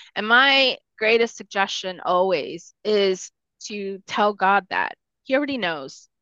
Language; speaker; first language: English; early bilingual, other home language; Spanish